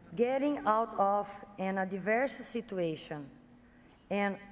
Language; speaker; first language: English; non-native, fluent; Portuguese